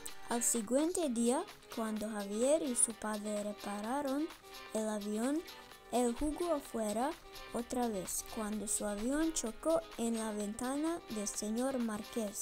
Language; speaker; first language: Spanish; non-native, learner; English